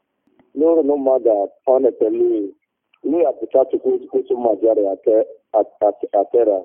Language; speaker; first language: Italian; non-native, learner; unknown